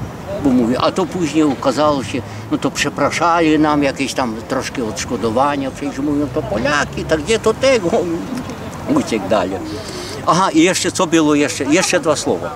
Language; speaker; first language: Polish; early bilingual, heritage; Polish